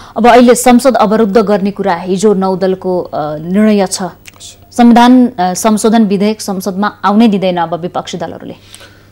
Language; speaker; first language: Nepali; native; Nepali